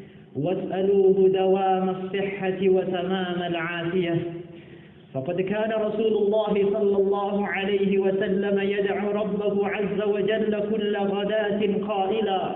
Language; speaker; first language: Arabic; non-native, fluent; Indonesian